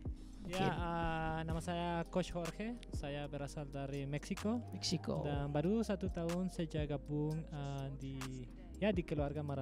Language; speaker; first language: Indonesian; non-native, fluent; Spanish